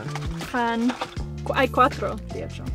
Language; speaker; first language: Spanish; non-native, fluent; English